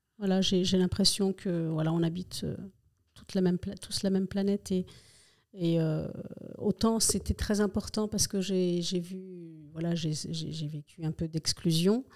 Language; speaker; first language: French; early bilingual, other home language; Spanish